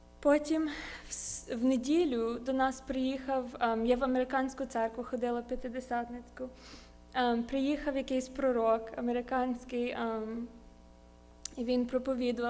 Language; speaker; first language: Ukrainian; early bilingual, heritage; Ukrainian